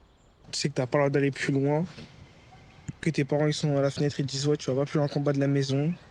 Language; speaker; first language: French; native; French